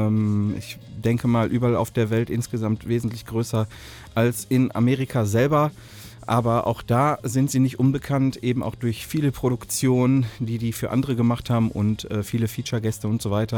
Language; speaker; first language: German; native; German